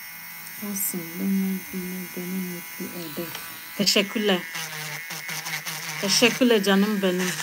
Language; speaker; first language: Turkish; non-native, learner; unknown